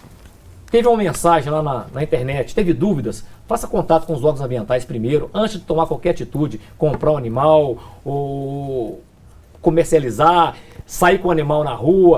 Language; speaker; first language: Portuguese; native; Portuguese